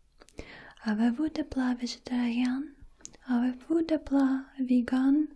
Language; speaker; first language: French; non-native, learner; Russian